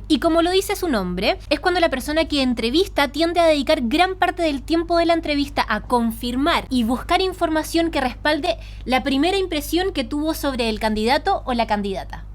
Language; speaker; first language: Spanish; native; Spanish